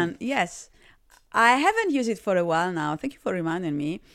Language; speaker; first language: English; non-native, fluent; Italian